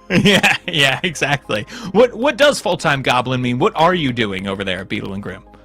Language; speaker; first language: English; native; English